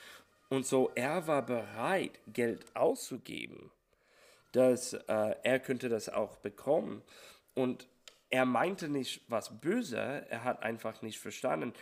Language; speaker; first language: German; non-native, learner; English